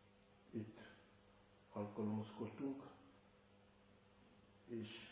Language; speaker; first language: Hungarian; non-native, fluent; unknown